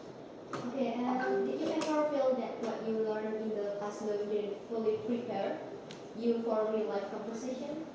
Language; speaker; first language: English; non-native, learner; Indonesian